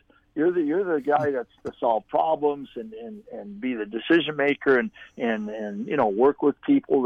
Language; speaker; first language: English; native; English